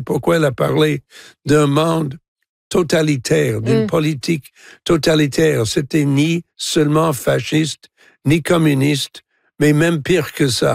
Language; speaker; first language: French; non-native, local second language; English